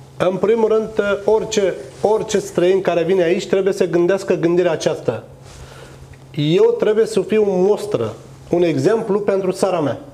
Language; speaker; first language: Romanian; non-native, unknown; Turkish